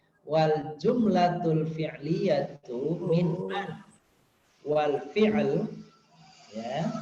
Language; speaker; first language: Arabic; non-native, fluent; Indonesian